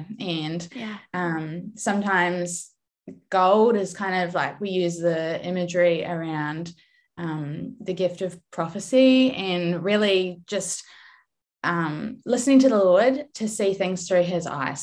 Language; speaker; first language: English; native; English